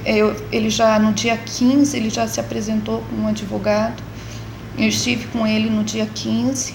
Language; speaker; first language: Portuguese; native; Portuguese